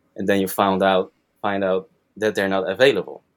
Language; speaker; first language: English; non-native, fluent; Dutch